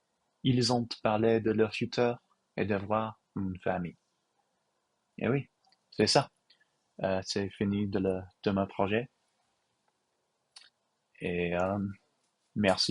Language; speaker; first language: French; non-native, learner; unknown